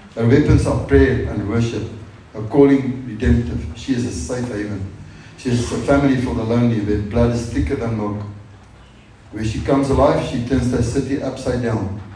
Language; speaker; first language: English; non-native, local second language; Afrikaans